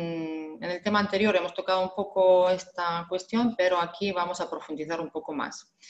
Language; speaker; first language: Spanish; non-native, fluent; Russian